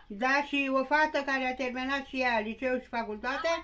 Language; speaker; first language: Romanian; early bilingual, other home language; Bulgarian